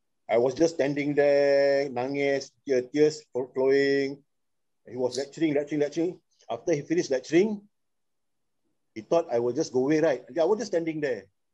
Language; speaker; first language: English; non-native, local second language; Malay